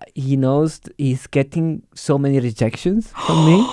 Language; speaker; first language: English; non-native, fluent; Italian